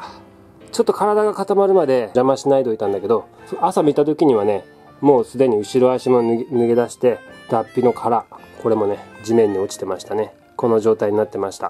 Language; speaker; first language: Japanese; native; Japanese